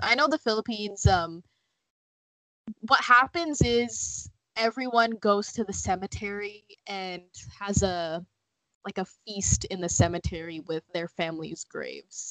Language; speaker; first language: English; native; English